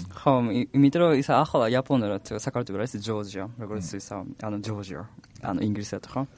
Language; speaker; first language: Georgian; non-native, learner; Japanese